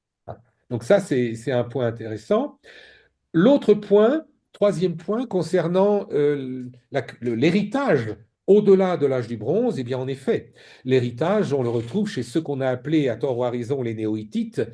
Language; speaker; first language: French; native; French